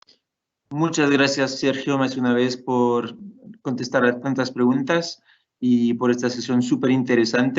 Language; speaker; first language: Spanish; non-native, fluent; Portuguese